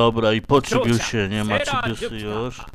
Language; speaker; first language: Polish; native; Polish